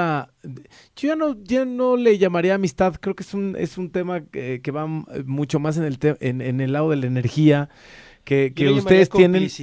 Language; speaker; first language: Spanish; native; Spanish